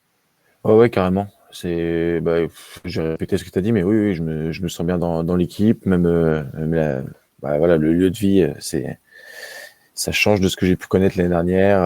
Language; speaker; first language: French; native; French